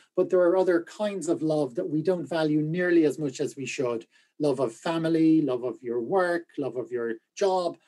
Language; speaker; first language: English; native; English